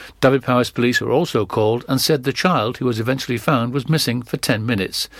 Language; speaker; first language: English; native; English